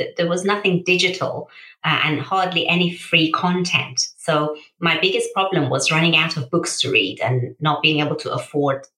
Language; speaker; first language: English; early bilingual, other home language; Persian